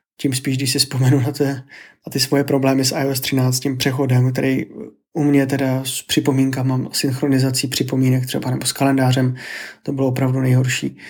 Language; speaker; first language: Czech; native; Czech